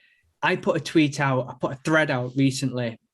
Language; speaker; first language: English; native; English